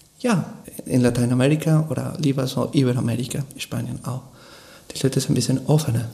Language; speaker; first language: German; non-native, fluent; Spanish